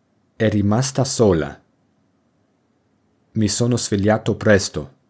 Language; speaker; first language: Italian; non-native, fluent; English